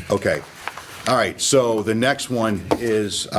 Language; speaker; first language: English; native; English